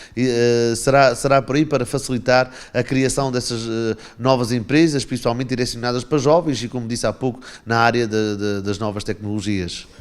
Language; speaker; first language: Portuguese; native; Portuguese